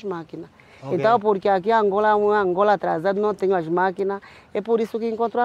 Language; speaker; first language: Portuguese; non-native, local second language; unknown